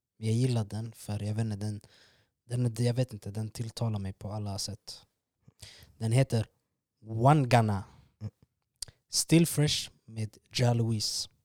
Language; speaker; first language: Swedish; early bilingual, other home language; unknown